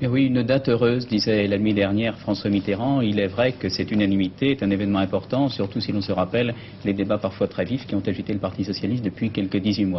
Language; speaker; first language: French; native; French